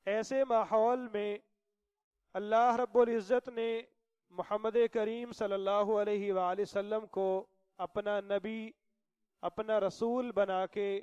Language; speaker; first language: Urdu; non-native, local second language; Punjabi